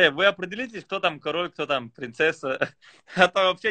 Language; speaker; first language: Russian; native; Russian